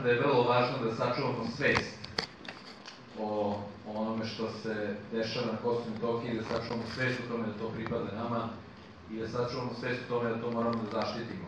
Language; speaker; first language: Serbian; native; Serbian